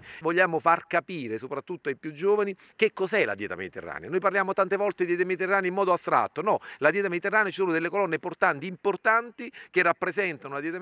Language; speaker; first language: Italian; native; Italian